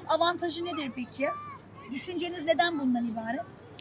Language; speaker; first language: Turkish; native; Turkish